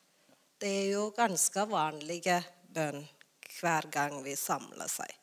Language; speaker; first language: Norwegian; non-native, learner; Tamil